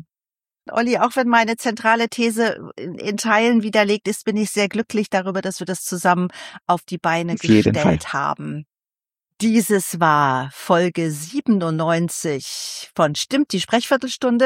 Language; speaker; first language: German; native; German